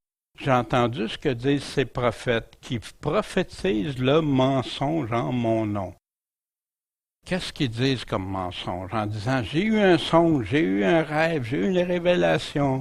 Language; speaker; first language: French; native; French